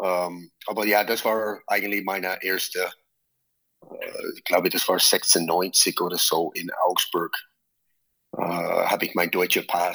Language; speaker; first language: German; non-native, fluent; English